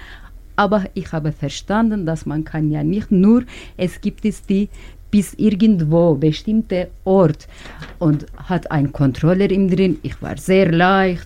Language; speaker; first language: German; non-native, learner; Turkish